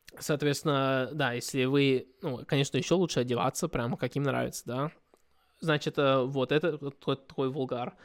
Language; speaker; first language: Russian; early bilingual, heritage; Russian